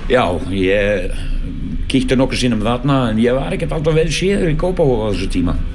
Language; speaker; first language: Icelandic; non-native, fluent; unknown